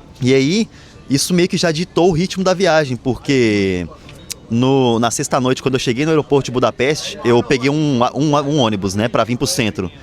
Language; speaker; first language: Portuguese; native; Portuguese